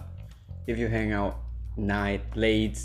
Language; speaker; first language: English; non-native, fluent; Indonesian